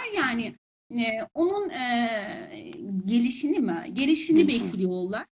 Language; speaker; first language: Turkish; non-native, fluent; Persian